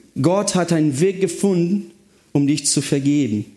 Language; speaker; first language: German; non-native, fluent; Portuguese